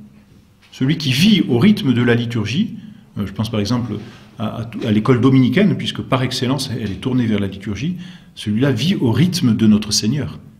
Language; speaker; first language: French; native; French